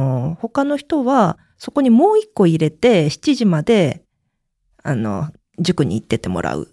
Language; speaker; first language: Japanese; early bilingual, other home language; Korean